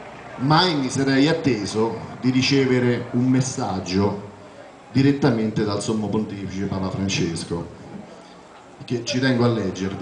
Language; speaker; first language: Italian; native; Italian